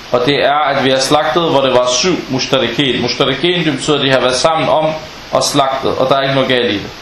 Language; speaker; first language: Danish; non-native, fluent; Arabic